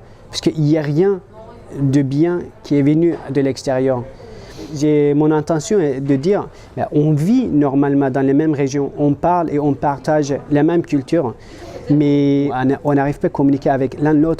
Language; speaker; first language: French; non-native, fluent; Turkish